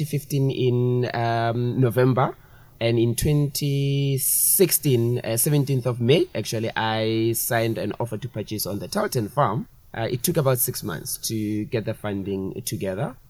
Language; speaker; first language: English; non-native, local second language; Tswana